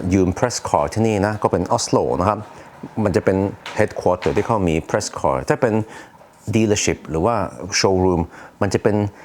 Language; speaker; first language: Thai; non-native, fluent; Swedish